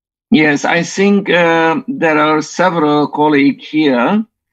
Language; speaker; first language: English; non-native, fluent; Hungarian